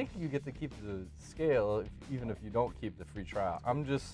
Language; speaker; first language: English; native; English